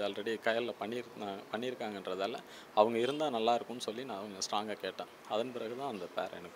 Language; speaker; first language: Tamil; native; Tamil